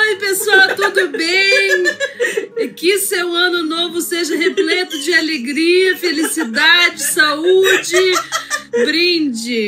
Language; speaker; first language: Portuguese; non-native, fluent; Russian